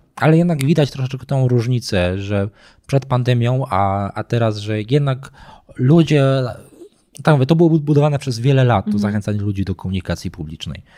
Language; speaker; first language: Polish; native; Polish